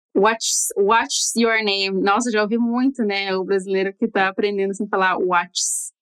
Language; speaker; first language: Portuguese; native; Portuguese